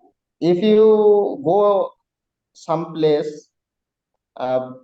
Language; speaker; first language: English; non-native, learner; Bangla